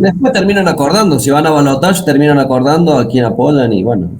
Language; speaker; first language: Spanish; native; Spanish